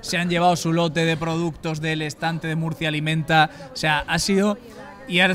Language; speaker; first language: Spanish; native; Spanish